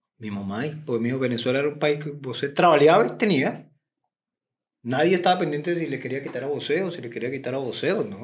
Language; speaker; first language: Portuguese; non-native, learner; Spanish